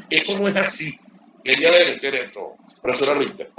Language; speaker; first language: Spanish; native; Spanish